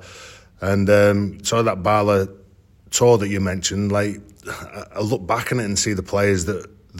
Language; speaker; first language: English; native; English